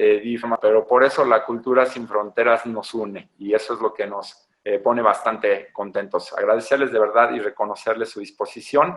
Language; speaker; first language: Spanish; native; Spanish